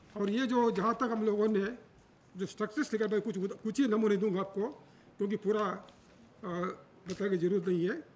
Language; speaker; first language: Hindi; non-native, local second language; Telugu